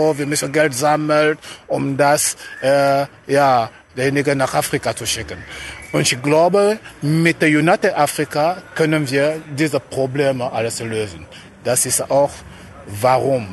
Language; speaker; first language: German; non-native, fluent; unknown